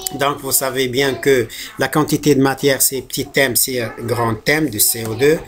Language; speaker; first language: French; non-native, local second language; Arabic